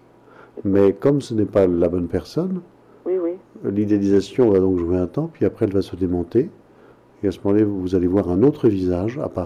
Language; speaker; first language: French; native; French